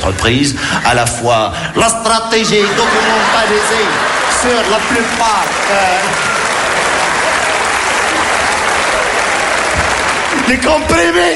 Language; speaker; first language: French; native; French